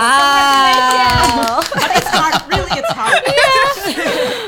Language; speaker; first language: English; non-native, learner; Indonesian